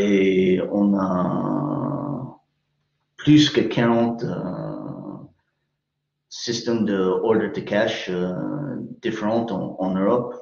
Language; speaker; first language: French; non-native, fluent; English